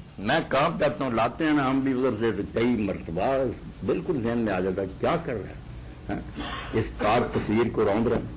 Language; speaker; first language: Urdu; non-native, local second language; Punjabi